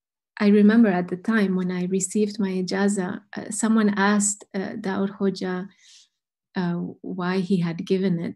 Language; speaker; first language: English; non-native, fluent; Spanish